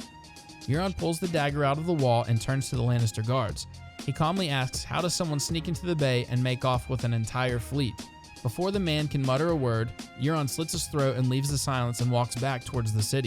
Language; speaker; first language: English; native; English